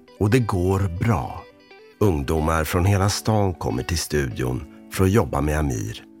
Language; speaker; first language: Swedish; native; Swedish